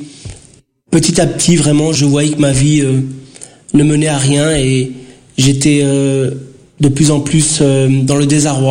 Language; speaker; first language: French; early bilingual, other home language; Portuguese